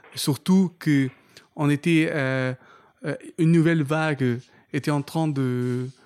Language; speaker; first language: French; non-native, fluent; Portuguese